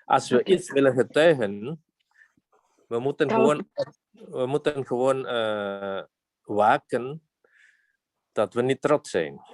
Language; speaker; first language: Dutch; non-native, fluent; Indonesian